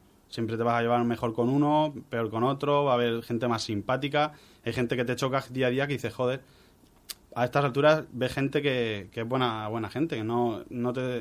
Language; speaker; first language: Spanish; native; Spanish